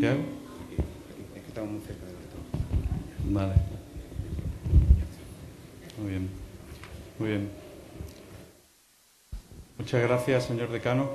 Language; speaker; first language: Spanish; native; Spanish